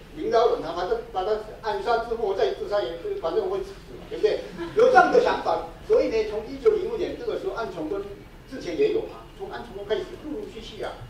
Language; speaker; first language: Chinese; non-native, fluent; Korean